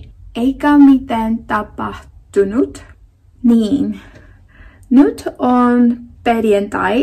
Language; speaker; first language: Finnish; non-native, learner; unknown